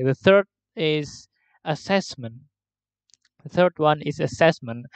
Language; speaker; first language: English; non-native, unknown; Indonesian